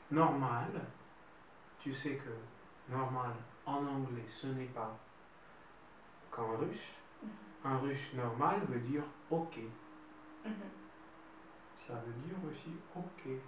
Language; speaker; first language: French; non-native, fluent; Russian